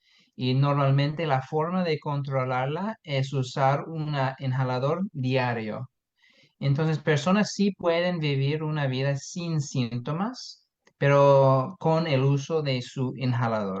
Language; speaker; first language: Spanish; non-native, fluent; English